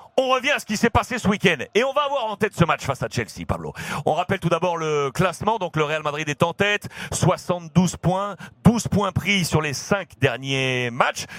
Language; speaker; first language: French; native; French